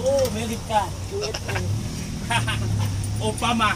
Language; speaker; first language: English; non-native, learner; Thai